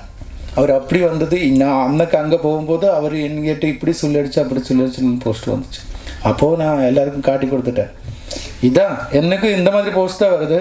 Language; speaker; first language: Tamil; non-native, local second language; Malayalam